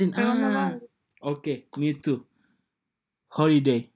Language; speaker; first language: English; non-native, learner; Indonesian